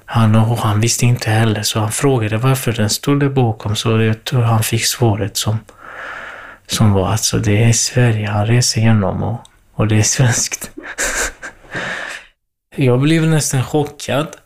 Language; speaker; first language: Swedish; non-native, fluent; Kurdish